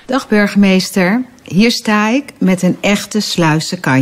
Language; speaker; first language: Dutch; native; Dutch